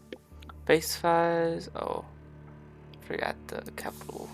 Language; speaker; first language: English; native; English